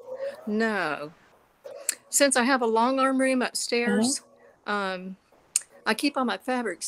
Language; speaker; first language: English; native; English